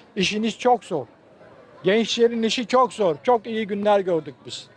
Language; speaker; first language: Turkish; native; Turkish